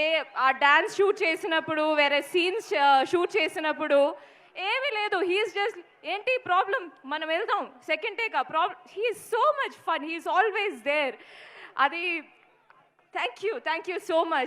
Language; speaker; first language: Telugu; non-native, fluent; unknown